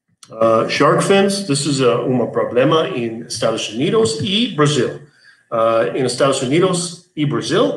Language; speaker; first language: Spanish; non-native, learner; English